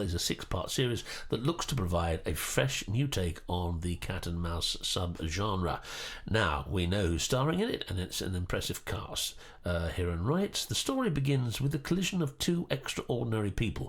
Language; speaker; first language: English; native; English